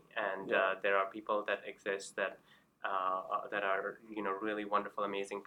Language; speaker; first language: English; non-native, local second language; Urdu